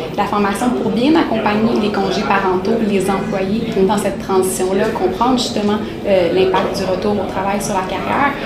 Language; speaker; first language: French; native; French